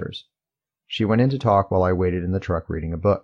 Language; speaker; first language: English; native; English